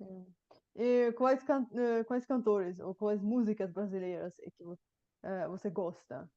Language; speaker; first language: Portuguese; non-native, fluent; Bulgarian